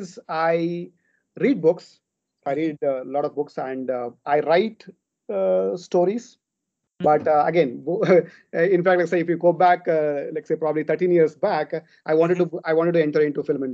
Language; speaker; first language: English; non-native, local second language; Kannada